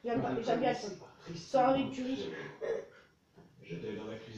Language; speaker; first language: French; native; French